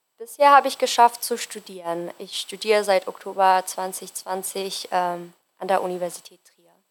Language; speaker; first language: German; non-native, fluent; Persian